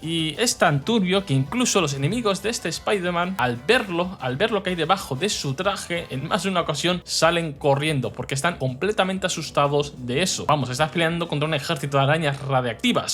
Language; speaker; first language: Spanish; native; Spanish